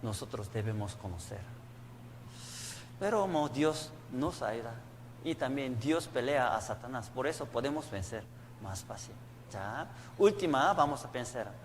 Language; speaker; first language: Spanish; non-native, learner; Korean